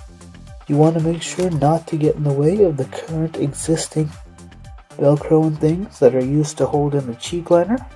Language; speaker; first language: English; native; English